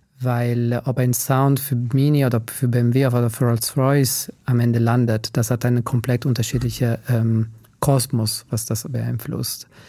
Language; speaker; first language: German; non-native, fluent; Italian